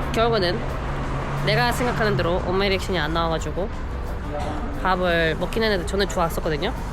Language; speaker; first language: Korean; non-native, fluent; Ukrainian